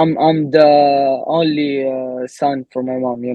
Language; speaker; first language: English; non-native, learner; Arabic